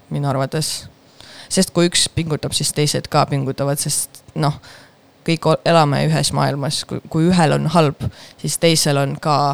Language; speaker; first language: Estonian; non-native, local second language; Russian